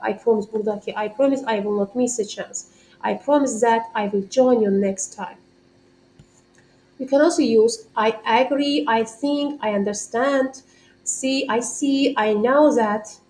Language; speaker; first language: English; non-native, fluent; Azerbaijani